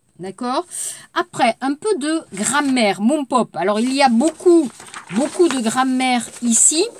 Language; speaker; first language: French; native; French